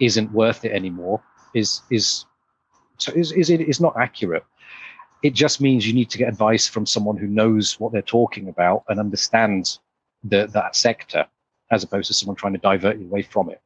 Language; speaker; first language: English; native; English